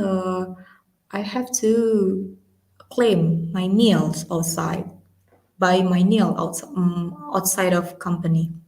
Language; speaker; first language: English; non-native, learner; Indonesian